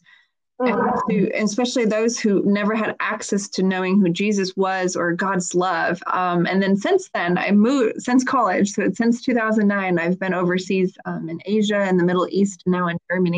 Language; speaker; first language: English; native; English